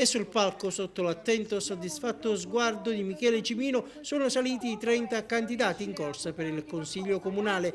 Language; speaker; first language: Italian; native; Italian